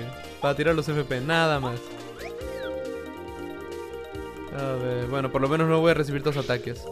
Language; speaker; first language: Spanish; native; Spanish